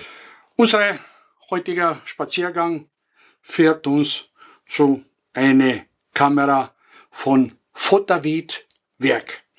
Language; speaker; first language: German; non-native, fluent; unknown